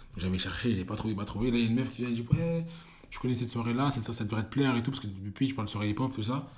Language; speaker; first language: French; native; French